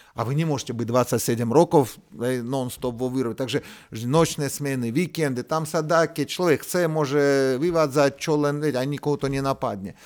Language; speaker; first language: Slovak; non-native, fluent; Russian